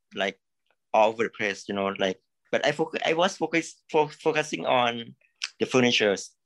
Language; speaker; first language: English; non-native, learner; Thai